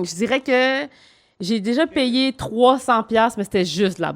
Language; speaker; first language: French; native; French